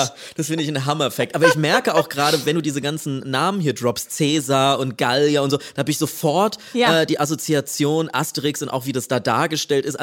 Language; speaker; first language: German; native; German